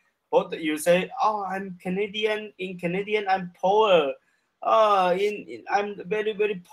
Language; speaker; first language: English; non-native, learner; Chinese